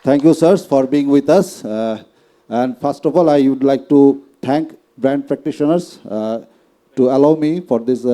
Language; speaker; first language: English; non-native, local second language; Bangla